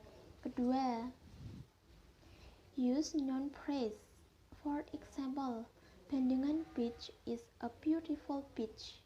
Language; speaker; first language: English; non-native, fluent; Indonesian